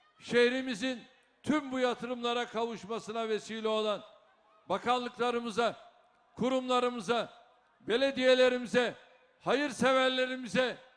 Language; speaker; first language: Turkish; native; Turkish